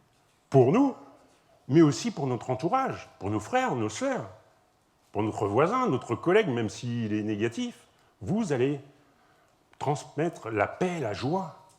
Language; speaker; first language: French; native; French